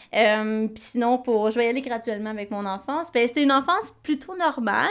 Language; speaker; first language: French; native; French